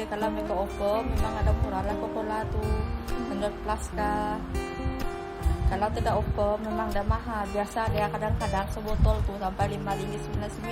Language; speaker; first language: Malay; native; Malay